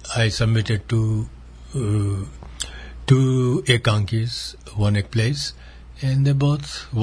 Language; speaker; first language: English; non-native, local second language; Gujarati